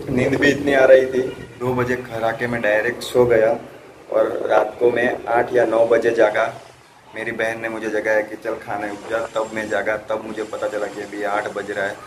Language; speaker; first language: Hindi; non-native, local second language; Gujarati